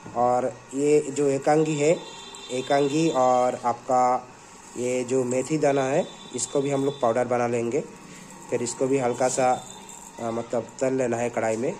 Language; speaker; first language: Hindi; non-native, local second language; Bangla